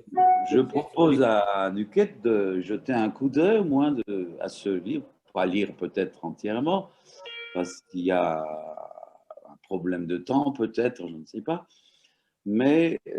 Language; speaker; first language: French; non-native, fluent; Turkish